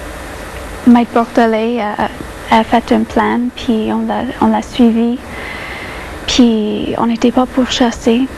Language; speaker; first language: French; non-native, local second language; English